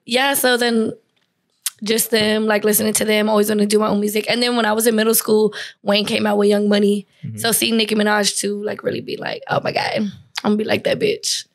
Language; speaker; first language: English; native; English